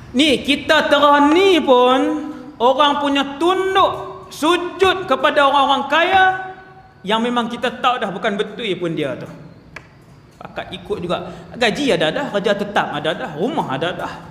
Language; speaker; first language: Malay; native; Malay